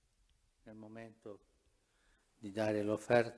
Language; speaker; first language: Italian; non-native, fluent; Spanish